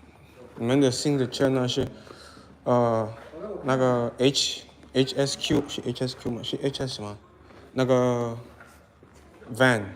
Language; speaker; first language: Chinese; non-native, fluent; English